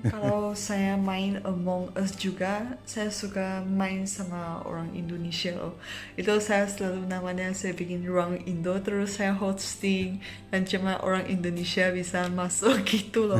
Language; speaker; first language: Indonesian; non-native, fluent; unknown